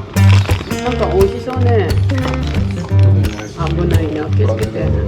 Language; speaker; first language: Japanese; non-native, learner; Filipino